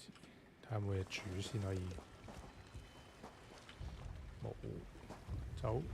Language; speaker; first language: Chinese; native; Chinese